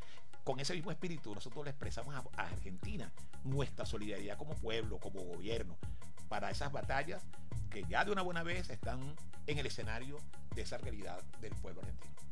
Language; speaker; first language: Spanish; native; Spanish